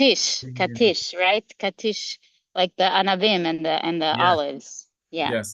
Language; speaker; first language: English; native; English